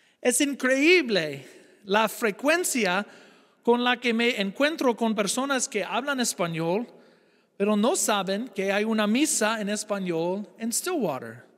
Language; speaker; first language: Spanish; non-native, fluent; English